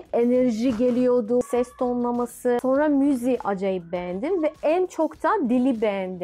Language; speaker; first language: Turkish; non-native, fluent; Russian